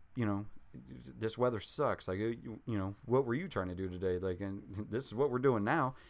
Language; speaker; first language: English; native; English